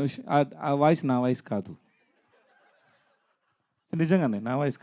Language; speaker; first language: Telugu; non-native, learner; Tamil